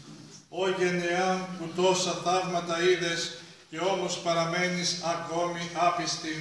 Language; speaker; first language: Greek; native; Greek